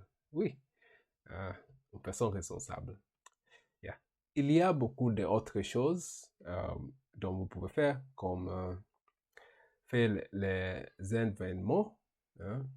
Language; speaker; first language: French; non-native, learner; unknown